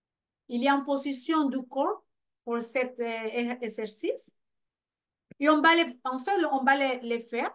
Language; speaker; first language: French; non-native, fluent; Spanish